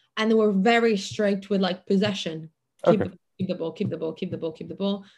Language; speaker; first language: English; non-native, fluent; Catalan